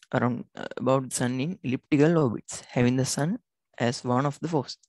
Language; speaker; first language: English; non-native, local second language; Sinhala